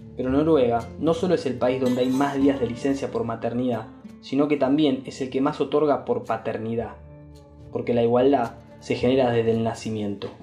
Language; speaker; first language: Spanish; native; Spanish